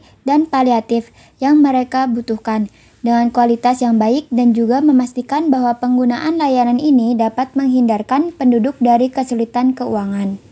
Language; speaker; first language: Indonesian; native; Indonesian